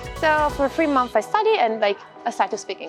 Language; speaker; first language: English; non-native, fluent; Italian